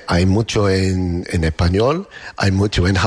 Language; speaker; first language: Spanish; non-native, learner; English